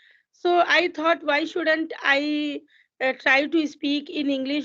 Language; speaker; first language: English; non-native, local second language; Hindi